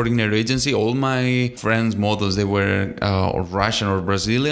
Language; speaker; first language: English; non-native, fluent; Spanish